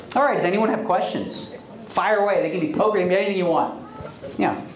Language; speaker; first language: English; native; English